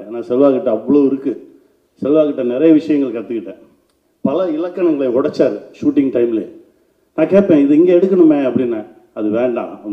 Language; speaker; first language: Tamil; native; Tamil